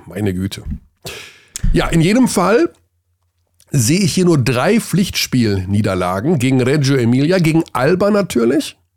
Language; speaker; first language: German; native; German